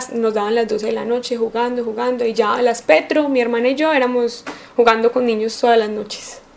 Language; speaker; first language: Spanish; native; Spanish